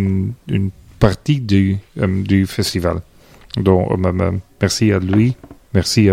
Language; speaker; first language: French; non-native, learner; Dutch